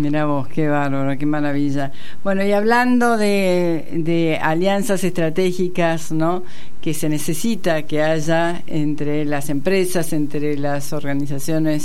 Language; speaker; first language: Spanish; native; Spanish